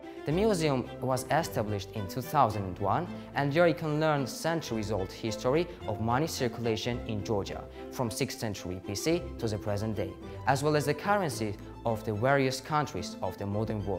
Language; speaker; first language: English; non-native, learner; Georgian